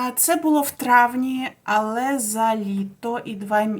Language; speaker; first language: Ukrainian; non-native, local second language; Russian